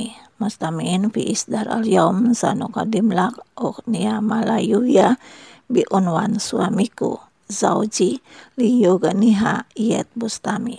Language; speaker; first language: Arabic; non-native, fluent; Indonesian